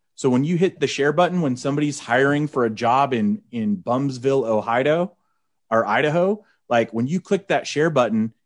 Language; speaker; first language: English; native; English